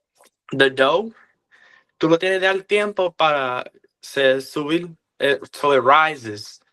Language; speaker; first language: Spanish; early bilingual, heritage; Spanish